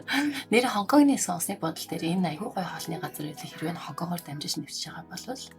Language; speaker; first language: Mongolian; native; Mongolian